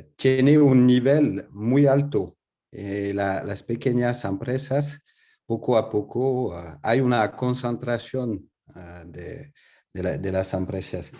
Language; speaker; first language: Spanish; non-native, learner; French